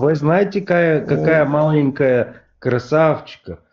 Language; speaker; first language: Russian; non-native, learner; Bulgarian